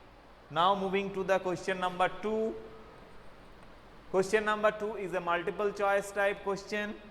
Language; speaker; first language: English; non-native, local second language; Bangla